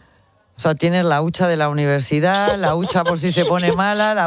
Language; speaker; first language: Spanish; native; Spanish